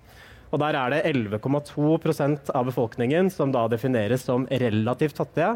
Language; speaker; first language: Norwegian; native; Norwegian